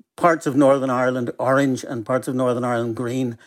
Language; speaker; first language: English; native; English